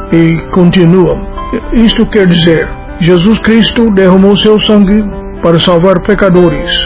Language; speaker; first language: Portuguese; non-native, fluent; English